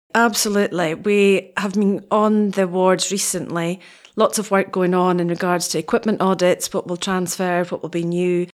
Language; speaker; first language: English; native; English